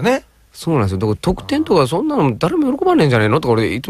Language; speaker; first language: Japanese; native; Japanese